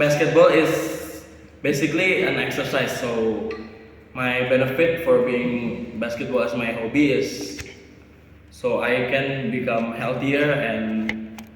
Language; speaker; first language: English; non-native, learner; Indonesian